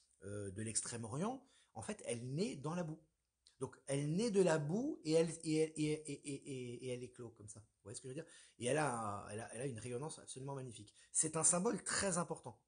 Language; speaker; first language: French; native; French